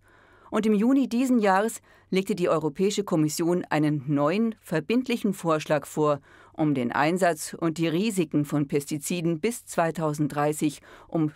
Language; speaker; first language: German; native; German